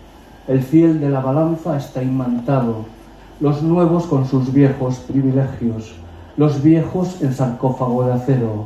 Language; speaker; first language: Spanish; native; Spanish